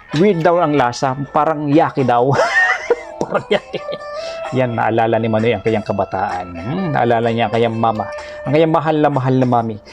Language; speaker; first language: Filipino; non-native, local second language; Bikol